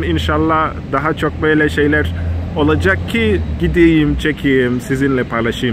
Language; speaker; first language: Turkish; non-native, fluent; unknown